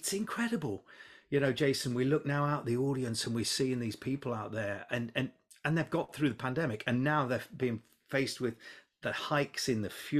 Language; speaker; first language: English; native; English